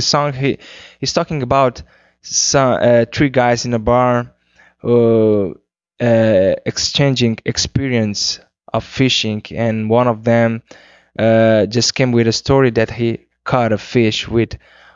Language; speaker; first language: English; non-native, fluent; Kabuverdianu